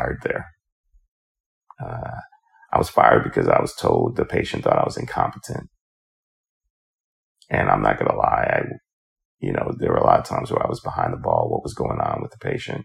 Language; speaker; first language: English; native; English